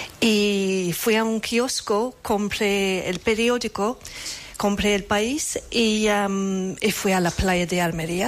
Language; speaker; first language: Spanish; non-native, fluent; English